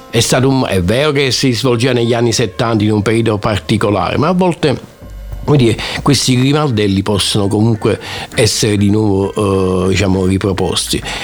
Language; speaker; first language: Italian; native; Italian